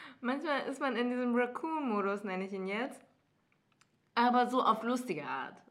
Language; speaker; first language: German; early bilingual, other home language; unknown